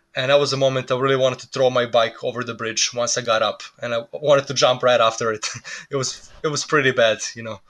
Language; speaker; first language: English; non-native, fluent; Serbian